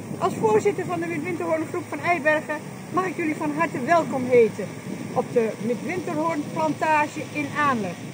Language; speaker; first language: Dutch; native; Dutch